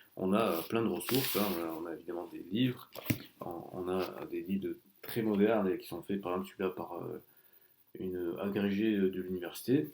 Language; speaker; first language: French; native; French